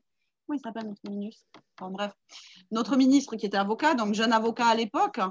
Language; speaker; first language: French; native; French